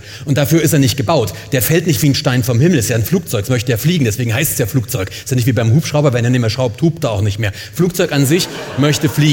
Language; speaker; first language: German; native; German